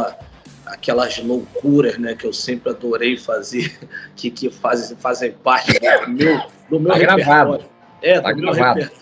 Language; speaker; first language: Portuguese; native; Portuguese